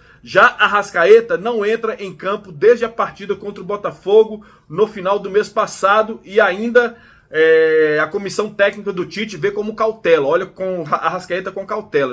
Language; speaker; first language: Portuguese; native; Portuguese